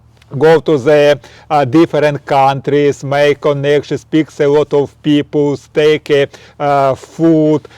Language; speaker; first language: English; non-native, learner; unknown